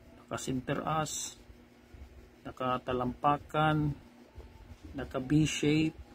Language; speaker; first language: Filipino; non-native, local second language; Cebuano